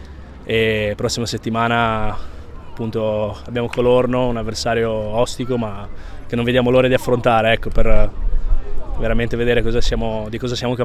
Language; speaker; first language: Italian; native; Italian